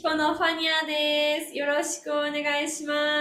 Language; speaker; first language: Japanese; non-native, learner; Spanish